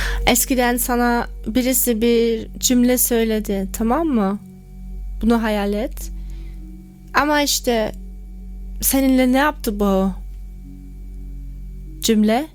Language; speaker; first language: Turkish; non-native, learner; German